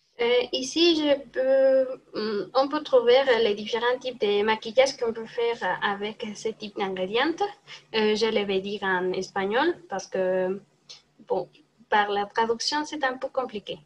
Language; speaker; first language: French; non-native, learner; Spanish